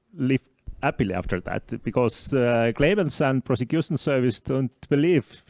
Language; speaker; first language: English; non-native, fluent; Estonian